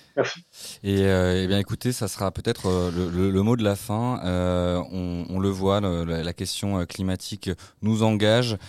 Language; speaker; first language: French; native; French